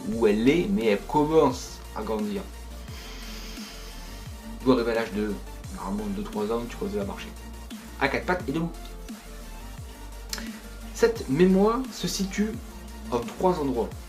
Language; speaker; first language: French; native; French